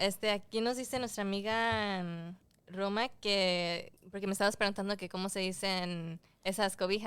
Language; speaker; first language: Spanish; early bilingual, heritage; Spanish